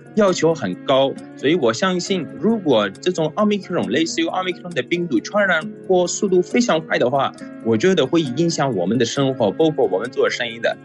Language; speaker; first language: Chinese; non-native, fluent; Persian